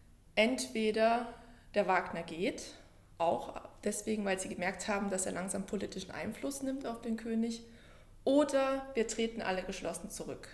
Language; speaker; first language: German; native; German